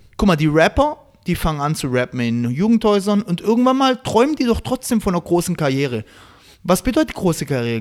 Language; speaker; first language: German; native; German